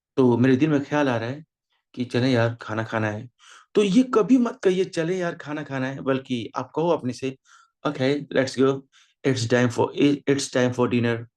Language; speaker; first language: Hindi; native; Hindi